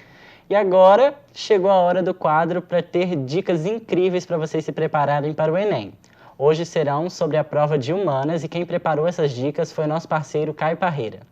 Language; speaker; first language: Portuguese; native; Portuguese